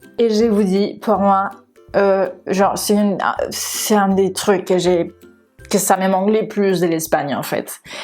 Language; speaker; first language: French; non-native, fluent; Spanish